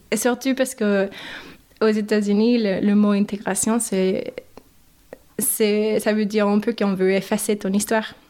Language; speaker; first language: French; non-native, fluent; English